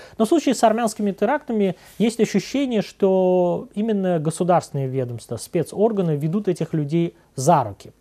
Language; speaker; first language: Russian; non-native, local second language; Azerbaijani